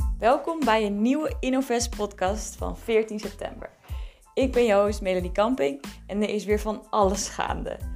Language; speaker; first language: Dutch; native; Dutch